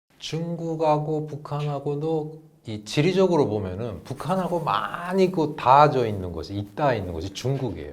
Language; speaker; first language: Korean; native; Korean